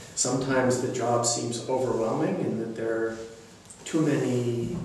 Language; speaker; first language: English; native; English